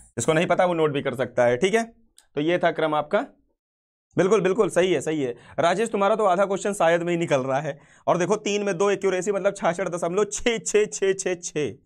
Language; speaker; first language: Hindi; native; Hindi